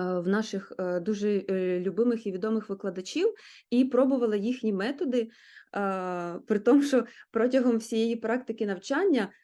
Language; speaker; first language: Ukrainian; native; Ukrainian